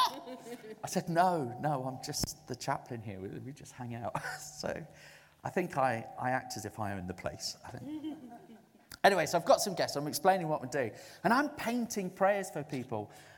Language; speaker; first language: English; native; English